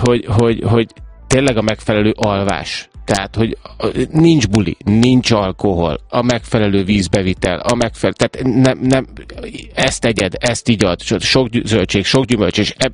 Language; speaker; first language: Hungarian; native; Hungarian